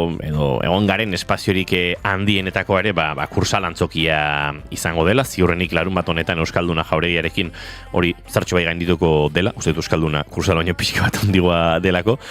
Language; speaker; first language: Basque; native; Basque